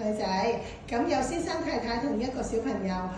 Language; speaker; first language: Cantonese; native; Cantonese